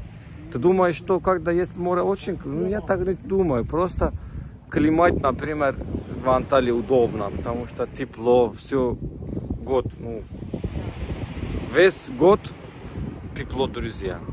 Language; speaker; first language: Russian; non-native, learner; Turkish